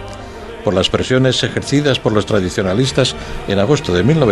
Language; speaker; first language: Spanish; native; Spanish